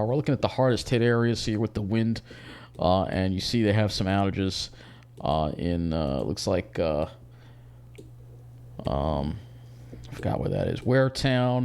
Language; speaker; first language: English; native; English